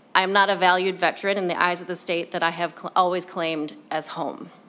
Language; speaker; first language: English; native; English